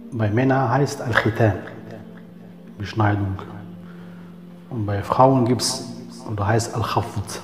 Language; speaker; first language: German; non-native, fluent; Arabic